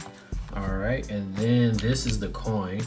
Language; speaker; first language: English; native; English